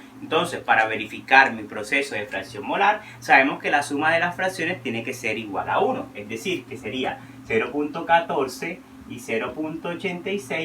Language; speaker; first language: Spanish; native; Spanish